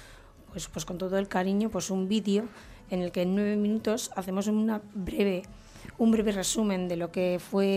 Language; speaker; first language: Spanish; native; Spanish